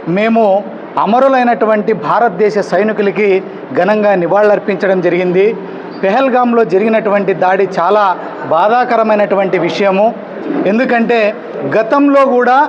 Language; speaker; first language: Telugu; native; Telugu